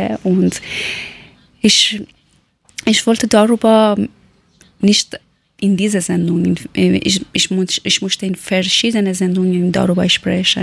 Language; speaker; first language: German; non-native, learner; Persian